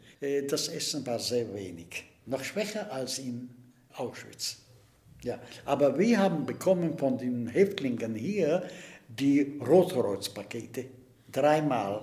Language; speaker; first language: German; non-native, fluent; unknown